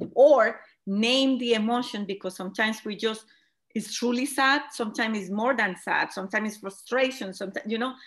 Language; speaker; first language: English; non-native, fluent; Spanish